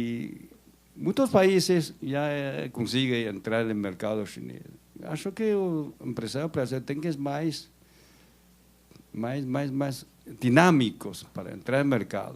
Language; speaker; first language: Portuguese; non-native, learner; Chinese